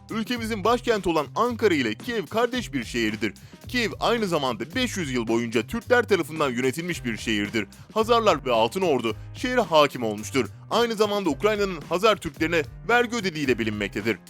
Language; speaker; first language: Turkish; native; Turkish